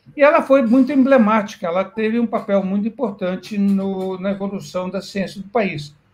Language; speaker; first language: Portuguese; native; Portuguese